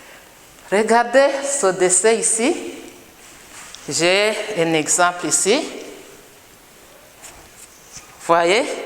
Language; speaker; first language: French; non-native, local second language; Kinyarwanda